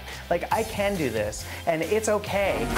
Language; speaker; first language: English; native; English